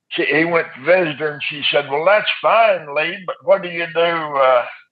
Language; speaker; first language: English; native; English